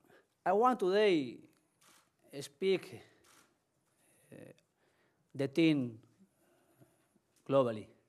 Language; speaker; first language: English; non-native, learner; Spanish